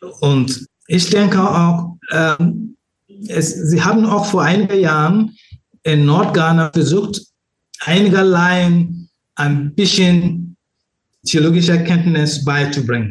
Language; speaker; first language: German; non-native, learner; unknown